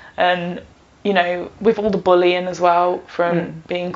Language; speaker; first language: English; native; English